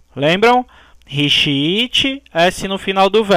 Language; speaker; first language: Portuguese; native; Portuguese